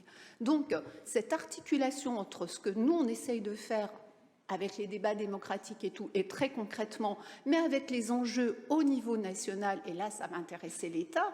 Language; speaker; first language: French; native; French